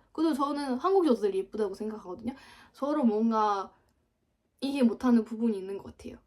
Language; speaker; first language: Korean; non-native, fluent; Ukrainian